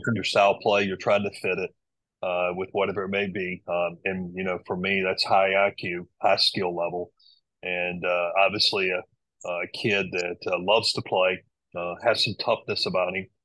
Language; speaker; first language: English; native; English